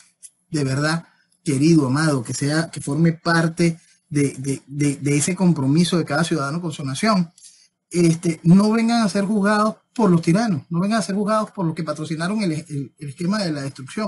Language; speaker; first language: Spanish; native; Spanish